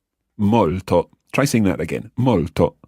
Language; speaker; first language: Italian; non-native, fluent; English